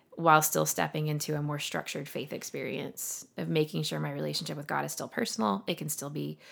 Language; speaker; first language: English; native; English